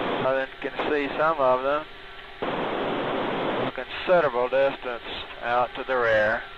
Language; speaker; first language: English; native; English